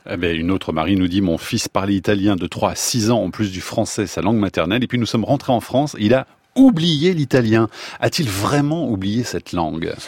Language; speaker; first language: French; native; French